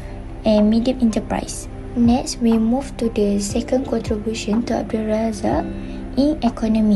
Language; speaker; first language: English; non-native, local second language; Malay